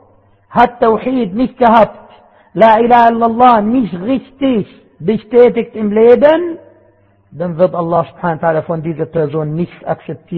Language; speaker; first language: German; non-native, fluent; Arabic